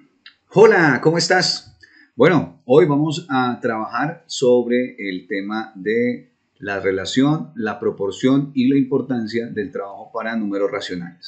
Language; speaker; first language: Spanish; native; Spanish